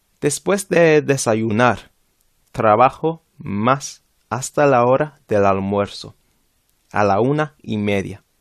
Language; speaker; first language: Spanish; non-native, fluent; English